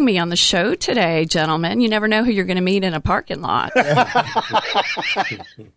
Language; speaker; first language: English; native; English